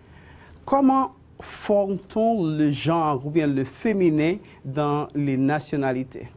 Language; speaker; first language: French; non-native, fluent; Spanish